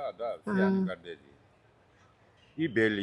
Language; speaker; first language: Russian; non-native, local second language; Georgian